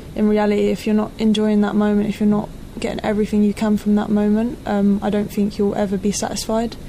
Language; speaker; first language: English; native; English